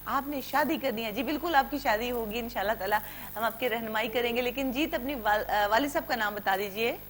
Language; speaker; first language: Urdu; native; Urdu